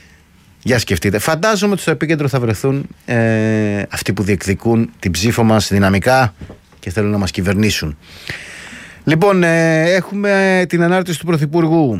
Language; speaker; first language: Greek; native; Greek